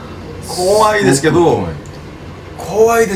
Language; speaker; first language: Japanese; non-native, fluent; Korean